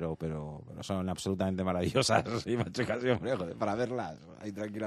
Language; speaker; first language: Spanish; native; Spanish